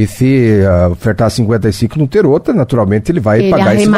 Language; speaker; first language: Portuguese; native; Portuguese